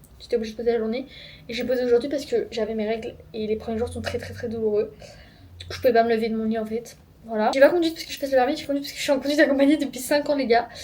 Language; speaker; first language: French; native; French